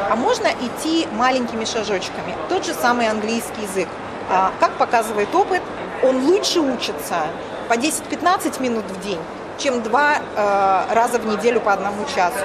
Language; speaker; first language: Russian; native; Russian